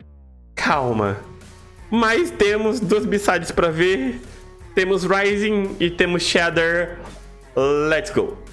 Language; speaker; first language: Portuguese; native; Portuguese